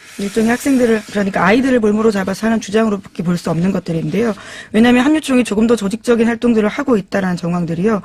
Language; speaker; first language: Korean; native; Korean